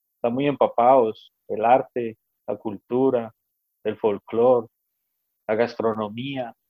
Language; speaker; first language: Spanish; native; Spanish